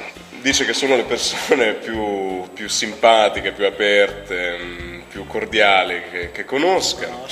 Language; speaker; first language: Italian; native; Italian